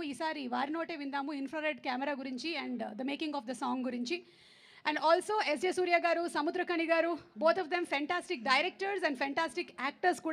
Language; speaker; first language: Telugu; native; Telugu